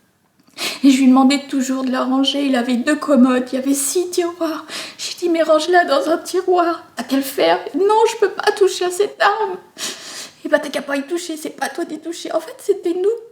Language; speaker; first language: French; native; French